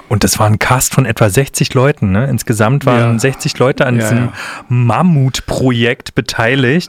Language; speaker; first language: German; native; German